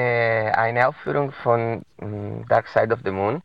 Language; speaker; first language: German; non-native, local second language; Italian